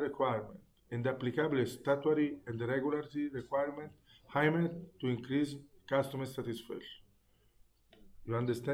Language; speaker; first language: English; non-native, learner; Italian